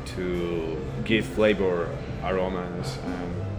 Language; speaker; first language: English; non-native, learner; Spanish